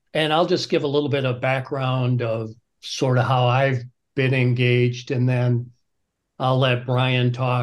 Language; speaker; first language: English; native; English